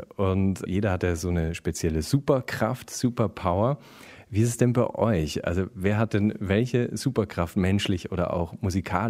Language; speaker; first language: German; native; German